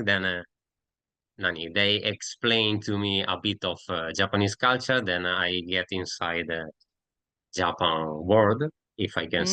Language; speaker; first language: English; non-native, learner; Italian